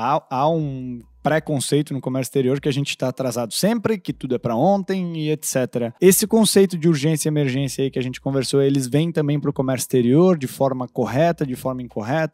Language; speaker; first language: Portuguese; native; Portuguese